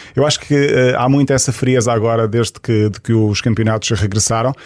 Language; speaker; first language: Portuguese; native; Portuguese